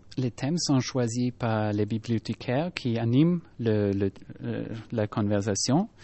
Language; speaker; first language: French; non-native, fluent; German